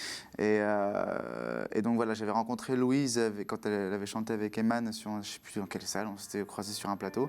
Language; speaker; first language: French; native; French